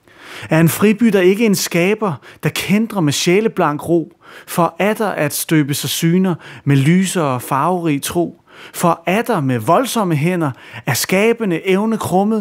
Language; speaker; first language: Danish; native; Danish